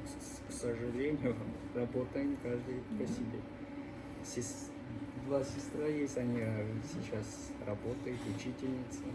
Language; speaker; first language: Russian; non-native, local second language; Kyrgyz